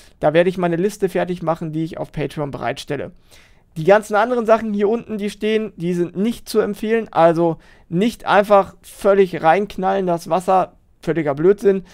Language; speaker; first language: German; native; German